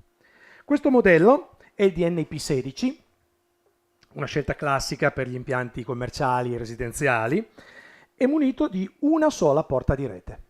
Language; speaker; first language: Italian; native; Italian